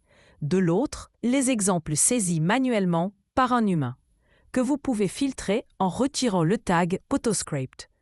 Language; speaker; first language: French; native; French